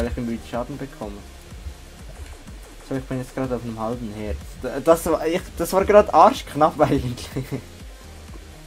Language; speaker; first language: German; native; German